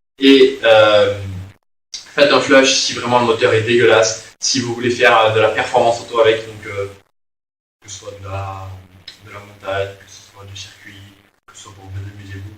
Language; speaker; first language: French; native; French